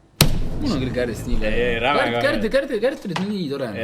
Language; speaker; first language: Estonian; native; Estonian